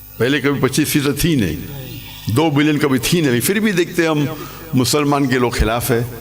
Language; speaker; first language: Urdu; non-native, local second language; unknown